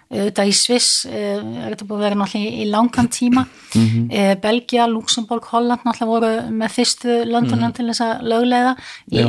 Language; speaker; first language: Icelandic; non-native, fluent; Dutch